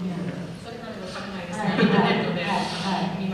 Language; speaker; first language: Japanese; non-native, fluent; English